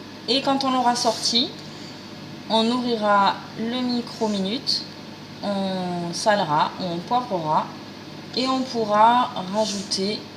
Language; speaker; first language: French; native; French